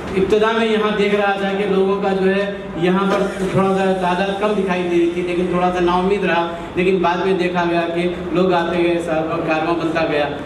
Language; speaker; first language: Urdu; native; Urdu